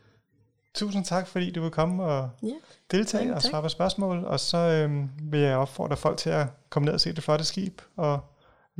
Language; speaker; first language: Danish; native; Danish